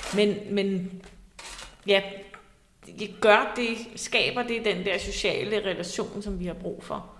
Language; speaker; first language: Danish; native; Danish